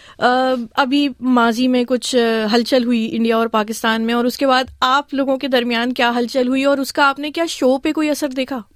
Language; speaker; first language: Urdu; native; Urdu